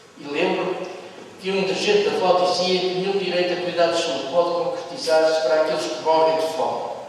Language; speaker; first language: Portuguese; native; Portuguese